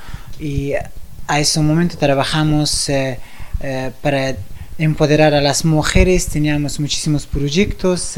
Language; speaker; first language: Spanish; non-native, fluent; Persian